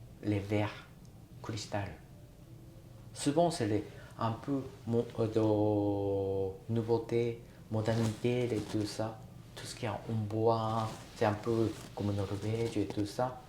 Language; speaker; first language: French; non-native, learner; Japanese